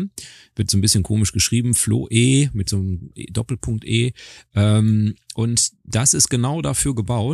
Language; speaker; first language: German; native; German